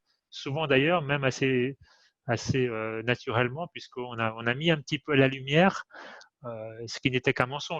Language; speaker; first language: French; native; French